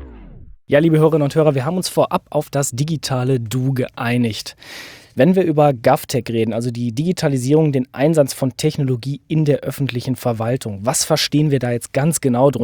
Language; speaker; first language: German; native; German